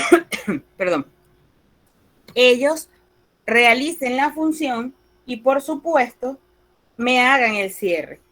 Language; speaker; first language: Spanish; native; Spanish